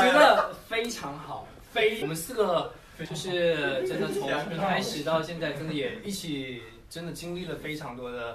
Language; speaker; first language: Chinese; native; Chinese